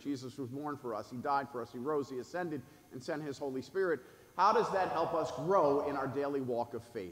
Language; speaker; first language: English; native; English